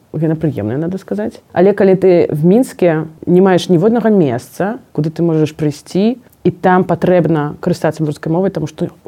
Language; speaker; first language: Belarusian; non-native, local second language; Russian